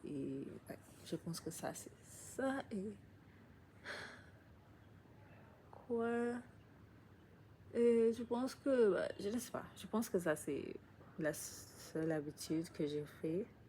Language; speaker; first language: French; non-native, learner; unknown